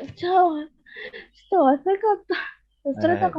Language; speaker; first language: Japanese; non-native, learner; Indonesian